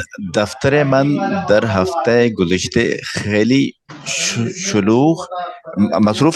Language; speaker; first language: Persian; non-native, learner; Urdu